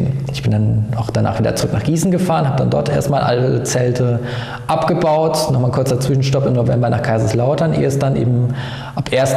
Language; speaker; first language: German; native; German